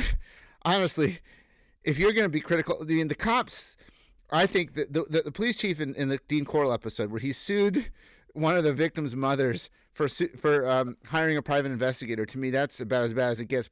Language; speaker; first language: English; native; English